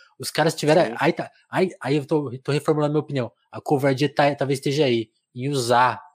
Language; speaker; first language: Portuguese; native; Portuguese